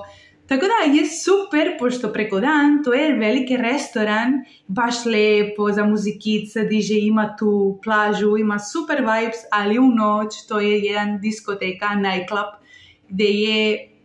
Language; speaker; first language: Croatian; non-native, learner; Spanish